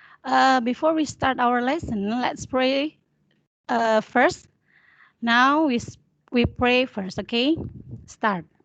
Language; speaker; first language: English; non-native, fluent; Indonesian